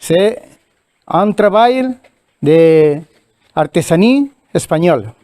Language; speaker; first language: French; non-native, learner; Spanish